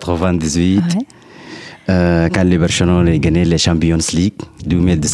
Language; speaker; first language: French; non-native, learner; Arabic